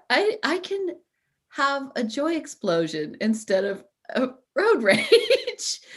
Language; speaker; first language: English; native; English